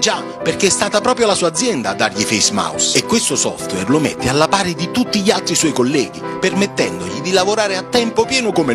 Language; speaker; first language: Italian; native; Italian